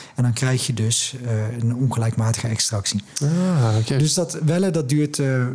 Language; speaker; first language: Dutch; native; Dutch